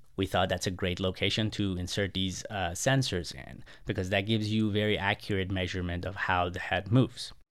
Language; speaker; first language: English; non-native, fluent; Persian